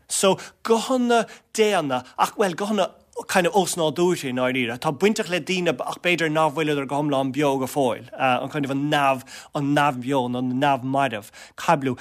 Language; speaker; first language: Irish; non-native, local second language; English